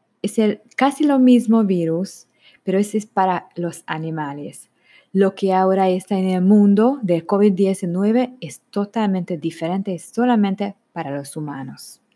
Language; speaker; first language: Spanish; non-native, learner; Hungarian